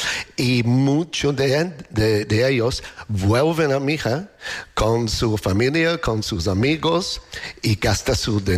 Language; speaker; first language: Spanish; non-native, fluent; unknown